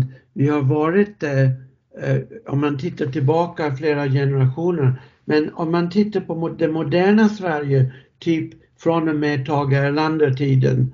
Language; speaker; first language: Swedish; non-native, fluent; English